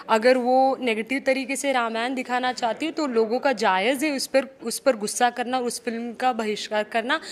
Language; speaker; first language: Hindi; non-native, local second language; Marathi